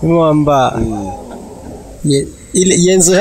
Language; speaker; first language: French; non-native, learner; Rundi